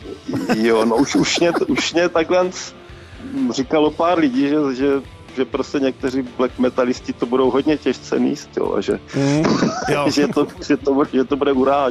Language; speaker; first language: Czech; native; Czech